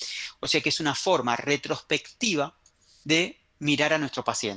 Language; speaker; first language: Spanish; native; Spanish